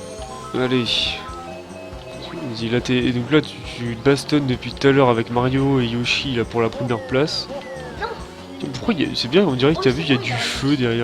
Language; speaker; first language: French; native; French